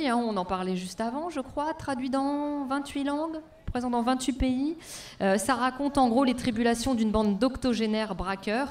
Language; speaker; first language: French; native; French